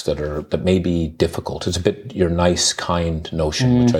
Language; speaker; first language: English; native; English